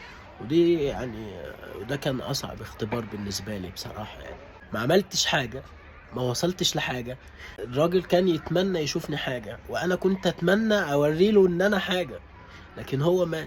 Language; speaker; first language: Arabic; native; Arabic